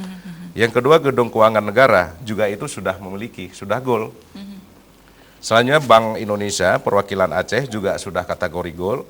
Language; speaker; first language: Malay; native; Malay